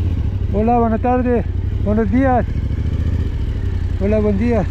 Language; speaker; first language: Spanish; non-native, learner; Persian